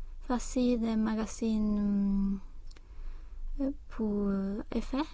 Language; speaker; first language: French; non-native, learner; Spanish